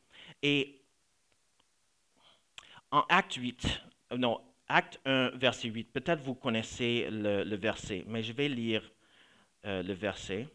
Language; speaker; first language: French; non-native, fluent; English